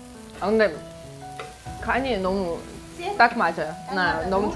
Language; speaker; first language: Korean; non-native, fluent; Russian